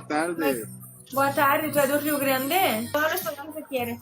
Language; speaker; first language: Spanish; non-native, learner; Portuguese